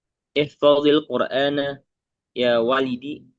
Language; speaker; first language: Arabic; non-native, learner; Indonesian